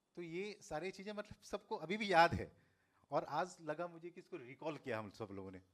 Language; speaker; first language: Hindi; non-native, local second language; Assamese